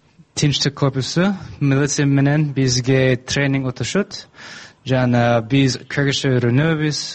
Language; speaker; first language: Kyrgyz; non-native, learner; English